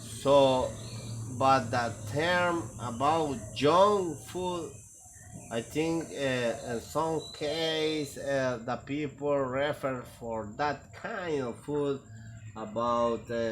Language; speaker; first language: English; non-native, learner; Spanish